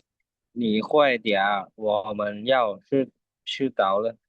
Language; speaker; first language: Chinese; non-native, learner; Lao